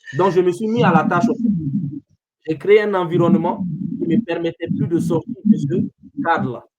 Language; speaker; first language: French; non-native, local second language; Fula